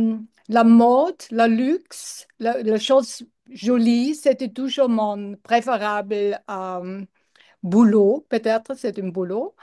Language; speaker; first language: French; non-native, learner; English